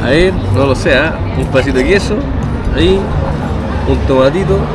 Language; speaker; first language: Spanish; native; Spanish